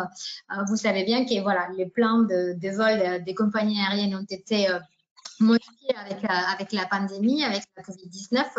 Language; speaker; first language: French; native; French